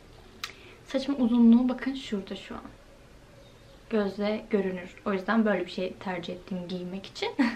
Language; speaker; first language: Turkish; native; Turkish